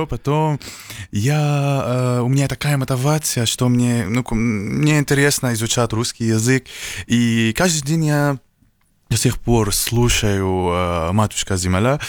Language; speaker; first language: Russian; non-native, learner; Arabic